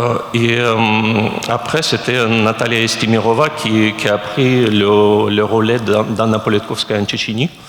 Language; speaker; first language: French; non-native, fluent; Russian